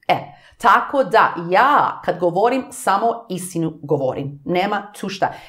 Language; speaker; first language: Serbian; early bilingual, heritage; English